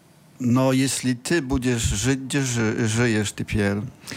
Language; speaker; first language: Russian; non-native, learner; Polish